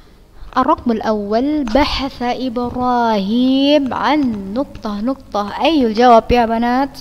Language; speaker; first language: Arabic; non-native, fluent; Indonesian